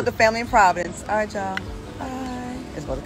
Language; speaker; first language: English; native; English